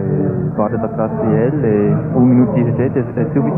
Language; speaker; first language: Spanish; non-native, learner; German